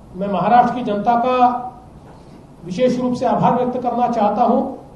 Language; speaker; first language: Hindi; non-native, local second language; Marathi